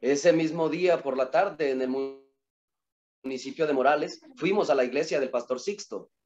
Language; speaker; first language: Spanish; native; Spanish